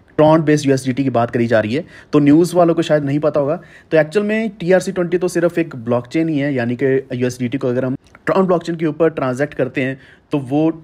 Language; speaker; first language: Hindi; native; Hindi